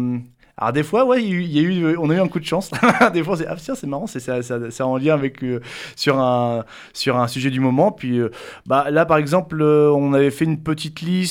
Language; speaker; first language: French; native; French